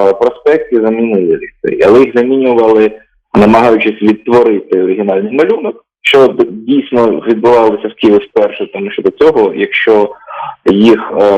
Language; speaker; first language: Ukrainian; native; Ukrainian